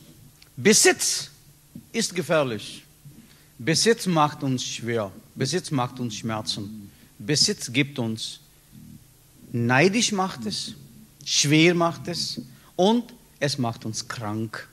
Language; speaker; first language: German; non-native, learner; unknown